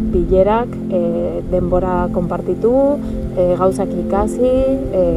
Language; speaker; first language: Basque; non-native, fluent; Spanish